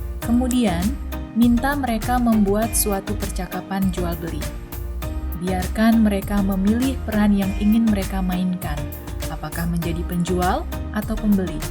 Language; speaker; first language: Indonesian; native; Indonesian